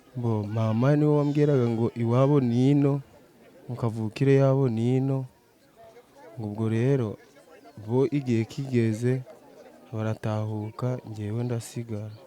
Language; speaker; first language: Kinyarwanda; early bilingual, heritage; Kinyarwanda